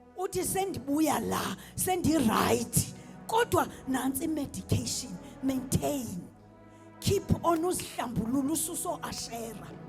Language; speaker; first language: Zulu; non-native, local second language; Xhosa